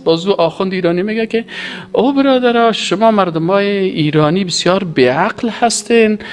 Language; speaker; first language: Persian; native; Persian